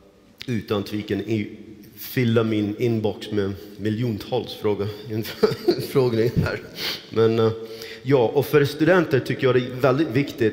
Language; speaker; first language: Swedish; non-native, fluent; English